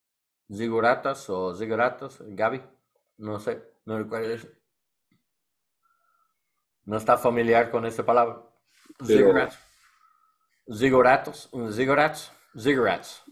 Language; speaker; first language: Spanish; non-native, learner; English